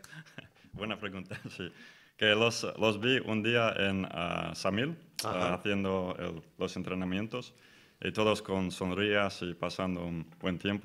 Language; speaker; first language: Spanish; non-native, fluent; English